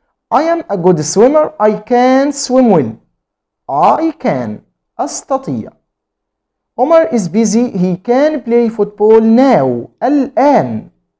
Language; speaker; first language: English; non-native, fluent; Arabic